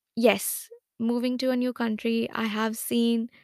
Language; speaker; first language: English; non-native, local second language; Hindi